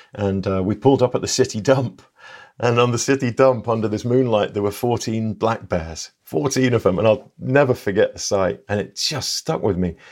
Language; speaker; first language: English; native; English